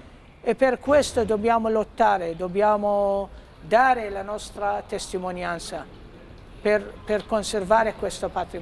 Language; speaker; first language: Italian; non-native, fluent; Arabic